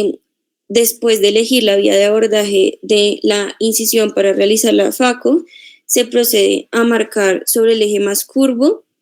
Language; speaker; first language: Spanish; native; Spanish